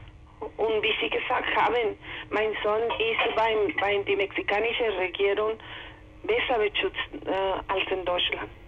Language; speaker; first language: German; non-native, learner; Spanish